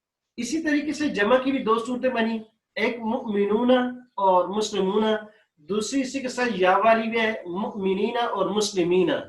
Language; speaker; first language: Urdu; native; Urdu